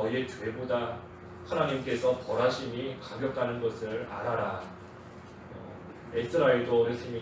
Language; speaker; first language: Korean; native; Korean